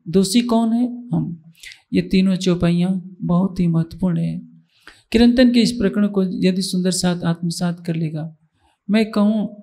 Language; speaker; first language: Hindi; native; Hindi